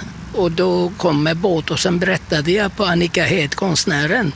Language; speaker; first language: Swedish; non-native, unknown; Turkish